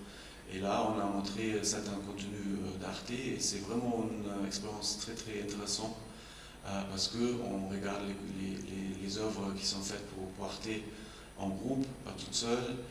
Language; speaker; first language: French; non-native, fluent; German